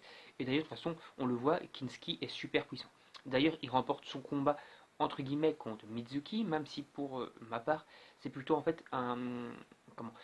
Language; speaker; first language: French; native; French